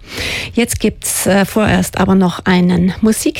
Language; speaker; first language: German; native; German